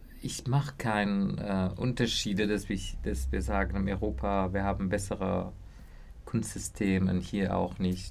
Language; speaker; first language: German; non-native, learner; Kurdish